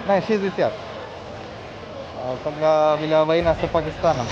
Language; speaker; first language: Russian; non-native, learner; Hindi